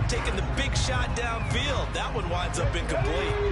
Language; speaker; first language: English; native; English